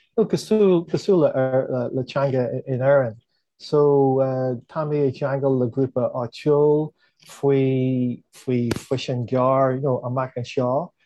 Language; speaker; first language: Irish; non-native, local second language; English